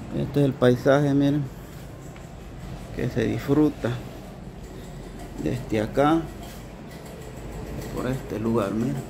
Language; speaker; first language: Spanish; native; Spanish